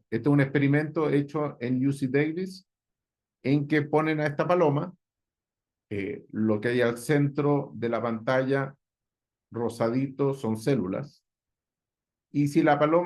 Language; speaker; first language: Spanish; native; Spanish